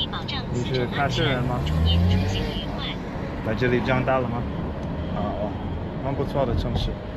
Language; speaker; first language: Chinese; non-native, learner; English